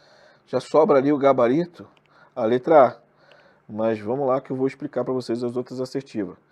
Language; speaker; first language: Portuguese; native; Portuguese